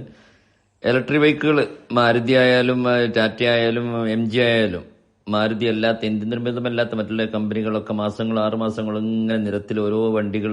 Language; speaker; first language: Malayalam; native; Malayalam